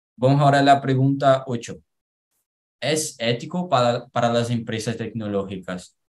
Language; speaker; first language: Spanish; non-native, learner; Portuguese